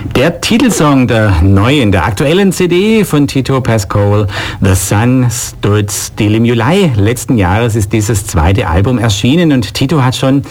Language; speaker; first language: German; native; German